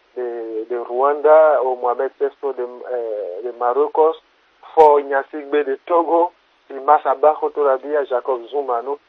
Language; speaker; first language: Spanish; non-native, fluent; French